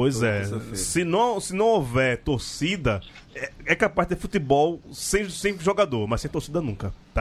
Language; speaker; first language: Portuguese; native; Portuguese